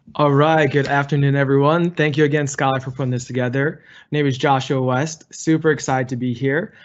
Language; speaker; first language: English; native; English